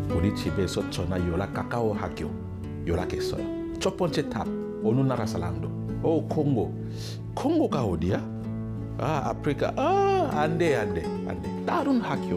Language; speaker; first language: Korean; non-native, learner; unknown